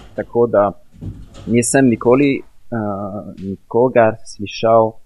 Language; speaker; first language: Slovenian; non-native, fluent; French